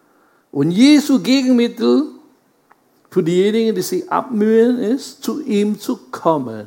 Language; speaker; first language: German; non-native, fluent; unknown